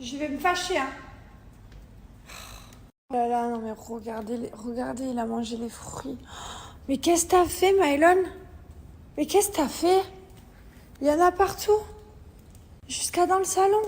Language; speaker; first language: French; native; French